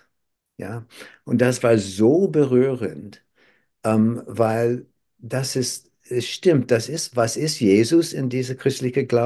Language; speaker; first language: German; non-native, fluent; English